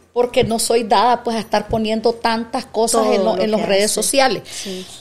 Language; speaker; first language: Spanish; native; Spanish